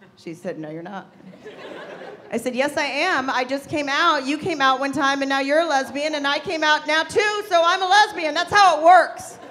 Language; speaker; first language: English; native; English